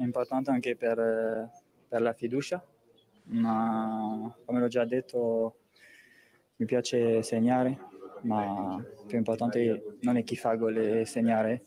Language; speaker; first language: Italian; non-native, fluent; French